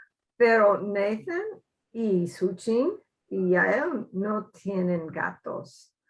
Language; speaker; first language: Spanish; non-native, learner; English